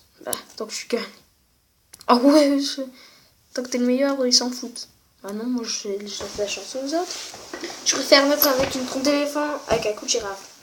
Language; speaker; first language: French; native; French